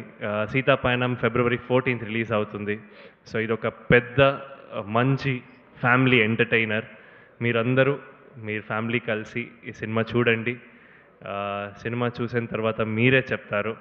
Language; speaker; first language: Telugu; non-native, learner; Kannada